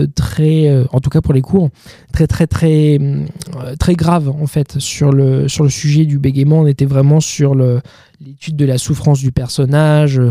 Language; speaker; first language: French; native; French